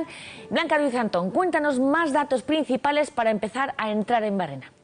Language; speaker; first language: Spanish; native; Spanish